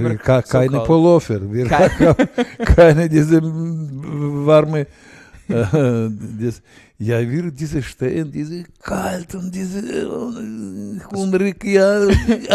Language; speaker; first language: German; non-native, learner; Russian